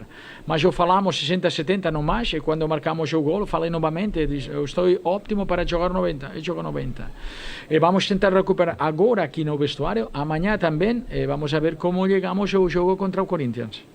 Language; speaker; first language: Portuguese; non-native, fluent; Spanish